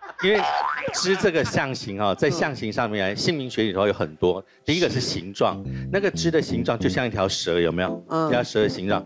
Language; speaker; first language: Chinese; native; Chinese